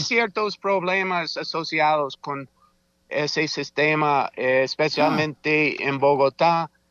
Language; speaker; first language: Spanish; non-native, fluent; English